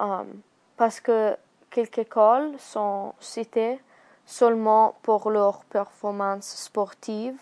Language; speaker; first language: French; non-native, learner; Italian